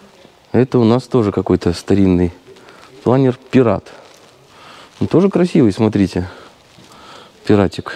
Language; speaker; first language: Russian; native; Russian